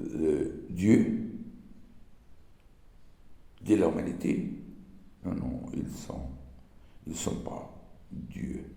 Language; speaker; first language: French; non-native, learner; Portuguese